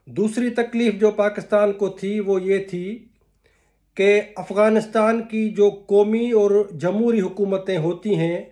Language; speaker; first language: Urdu; non-native, local second language; Sindhi